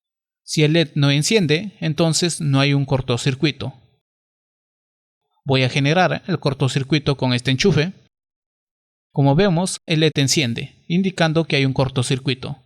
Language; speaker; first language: Spanish; native; Spanish